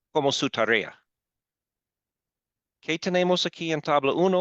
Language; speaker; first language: Spanish; non-native, fluent; English